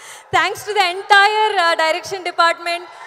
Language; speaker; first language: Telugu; non-native, learner; Kannada